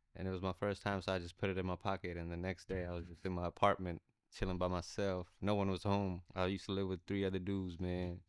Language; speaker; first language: English; early bilingual, other home language; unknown